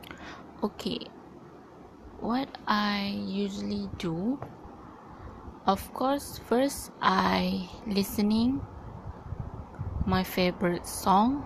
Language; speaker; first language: English; non-native, learner; Malay